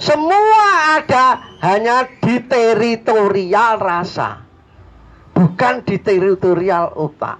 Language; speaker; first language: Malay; non-native, local second language; Javanese